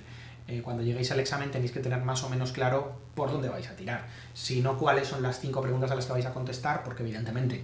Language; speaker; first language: Spanish; native; Spanish